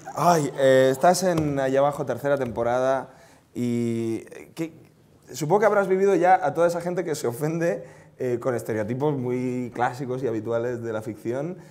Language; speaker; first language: Spanish; native; Spanish